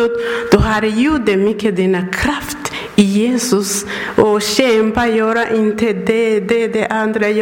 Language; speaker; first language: Swedish; non-native, learner; Persian